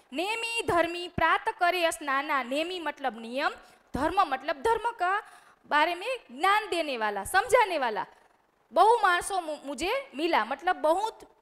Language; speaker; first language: Hindi; non-native, local second language; Gujarati